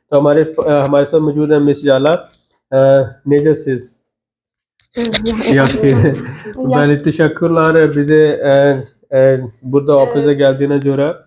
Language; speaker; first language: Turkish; non-native, learner; Urdu